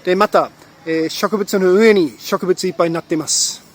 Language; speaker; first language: Japanese; non-native, fluent; English